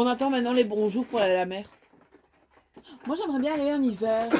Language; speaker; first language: French; native; French